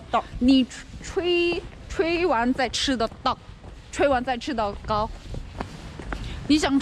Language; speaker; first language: Chinese; non-native, fluent; Korean